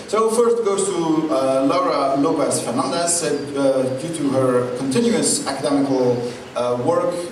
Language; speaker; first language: English; non-native, fluent; Dutch